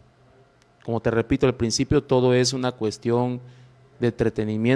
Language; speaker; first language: Spanish; native; Spanish